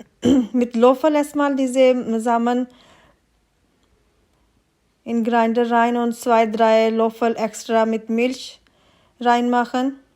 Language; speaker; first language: German; non-native, learner; Urdu